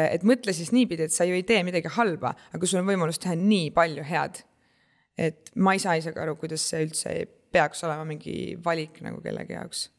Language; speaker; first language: Estonian; native; Estonian